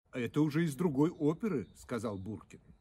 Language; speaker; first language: Russian; native; Russian